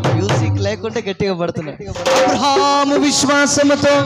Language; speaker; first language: Telugu; non-native, local second language; Malayalam